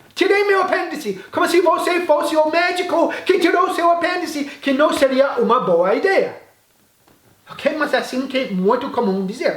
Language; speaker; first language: Portuguese; non-native, fluent; English